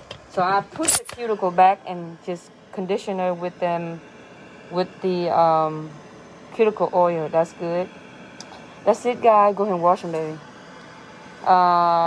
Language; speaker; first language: English; non-native, fluent; Vietnamese